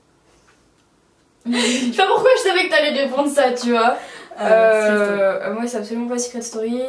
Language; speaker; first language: French; native; French